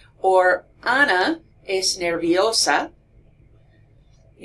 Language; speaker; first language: Spanish; non-native, fluent; English